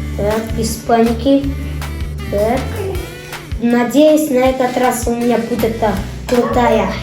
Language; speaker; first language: Russian; non-native, local second language; Kazakh